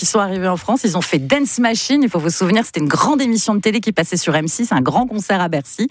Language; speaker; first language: French; native; French